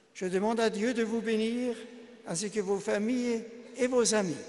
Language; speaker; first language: French; non-native, fluent; German